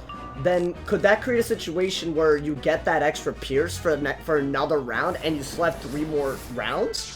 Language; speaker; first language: English; native; English